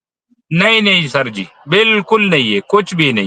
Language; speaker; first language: Hindi; non-native, local second language; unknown